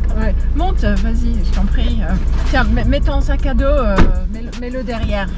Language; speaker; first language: French; non-native, fluent; English